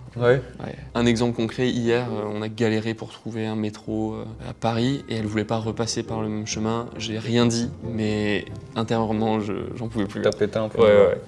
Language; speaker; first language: French; native; French